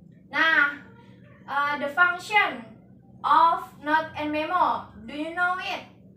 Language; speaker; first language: English; non-native, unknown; Indonesian